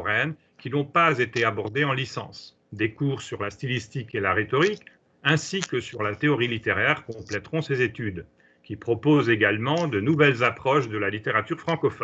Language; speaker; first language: French; non-native, fluent; Hungarian